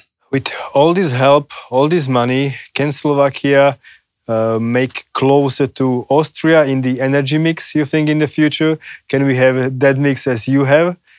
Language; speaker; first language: English; non-native, fluent; Slovak